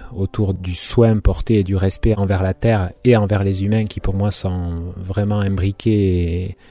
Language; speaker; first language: French; native; French